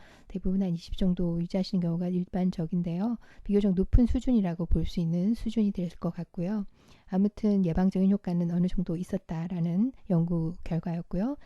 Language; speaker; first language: Korean; native; Korean